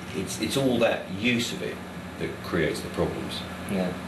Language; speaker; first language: English; native; English